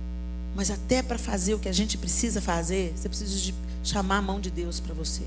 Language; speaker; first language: Portuguese; native; Portuguese